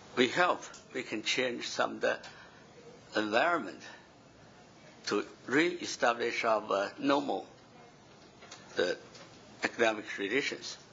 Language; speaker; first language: English; non-native, fluent; Chinese